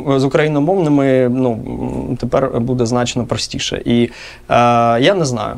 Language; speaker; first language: Ukrainian; non-native, local second language; Russian